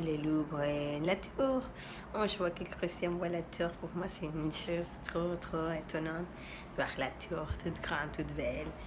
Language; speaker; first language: French; non-native, learner; Spanish